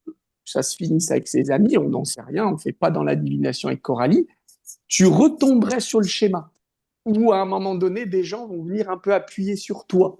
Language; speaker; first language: French; native; French